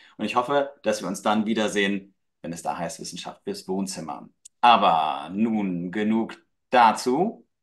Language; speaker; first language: German; native; German